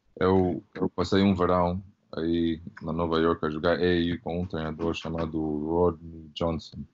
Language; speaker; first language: Portuguese; early bilingual, heritage; Portuguese